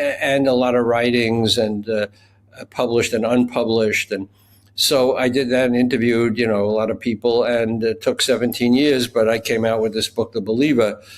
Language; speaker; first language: English; native; English